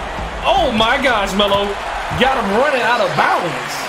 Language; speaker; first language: English; native; English